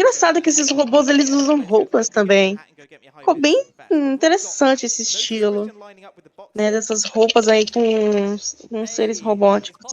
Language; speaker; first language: Portuguese; native; Portuguese